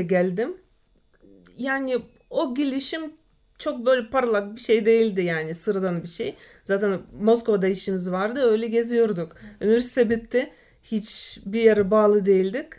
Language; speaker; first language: Turkish; non-native, fluent; Russian